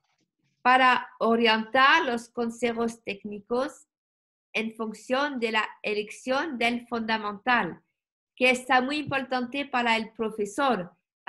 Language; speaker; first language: Spanish; non-native, learner; French